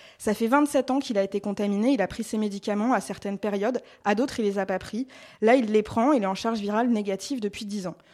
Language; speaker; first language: French; native; French